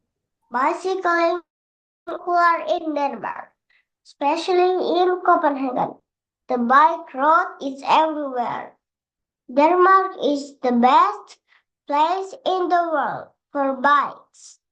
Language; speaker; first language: English; non-native, learner; Indonesian